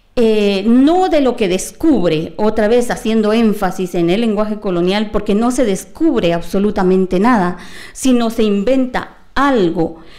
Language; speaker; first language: Spanish; non-native, local second language; Kaqchikel